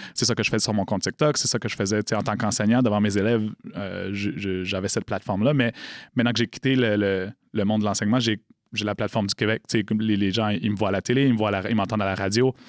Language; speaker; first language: French; native; French